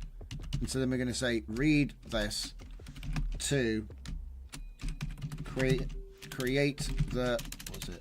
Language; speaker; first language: English; native; English